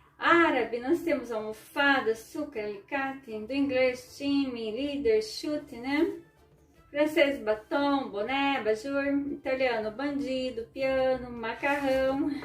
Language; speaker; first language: Portuguese; non-native, local second language; Ukrainian